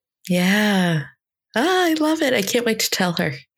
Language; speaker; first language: English; native; English